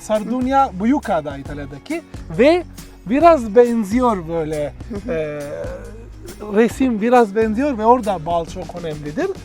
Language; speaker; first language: Turkish; non-native, learner; Italian